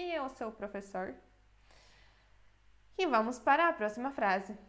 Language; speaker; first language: Portuguese; non-native, fluent; Polish